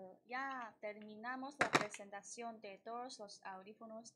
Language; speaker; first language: Spanish; non-native, learner; Chinese